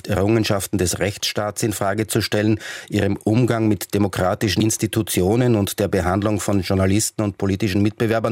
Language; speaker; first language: German; native; German